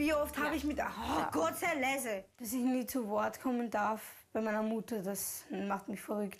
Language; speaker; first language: German; early bilingual, other home language; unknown